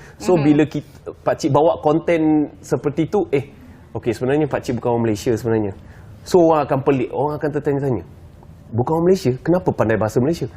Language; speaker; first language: Malay; native; Malay